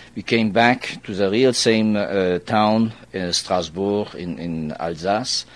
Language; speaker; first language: English; non-native, fluent; Swiss German